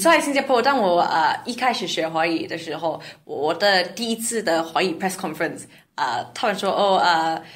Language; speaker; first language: Chinese; non-native, learner; English